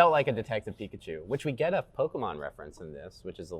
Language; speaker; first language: English; native; English